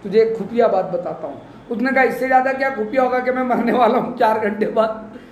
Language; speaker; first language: Hindi; non-native, local second language; Marathi